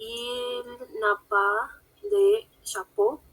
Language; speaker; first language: French; non-native, learner; Spanish